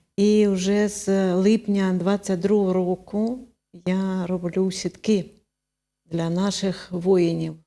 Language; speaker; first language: Ukrainian; non-native, local second language; Russian